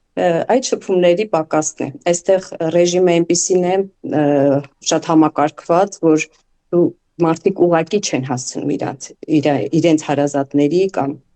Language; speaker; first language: Armenian; native; Armenian